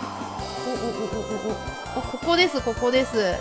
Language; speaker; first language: Japanese; native; Japanese